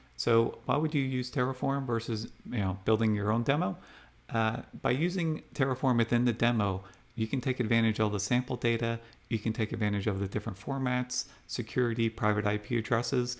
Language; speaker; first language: English; native; English